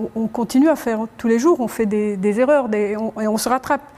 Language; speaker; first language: French; non-native, local second language; Arabic